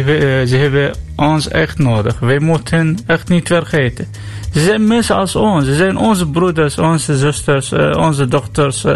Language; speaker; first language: Dutch; non-native, learner; Arabic